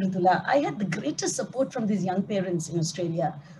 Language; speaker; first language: English; non-native, local second language; Tamil